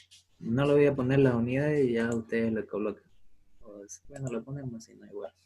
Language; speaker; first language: Spanish; native; Spanish